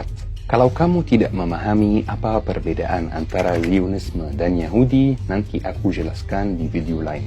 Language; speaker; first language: Indonesian; non-native, fluent; Arabic